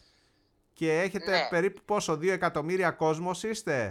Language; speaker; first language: Greek; native; Greek